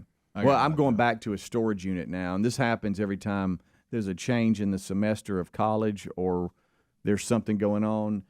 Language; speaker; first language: English; native; English